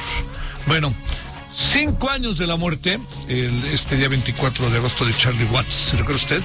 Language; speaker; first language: Spanish; native; Spanish